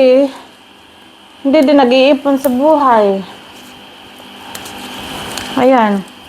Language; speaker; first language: Filipino; native; Filipino